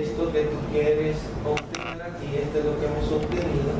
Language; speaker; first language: Spanish; native; Spanish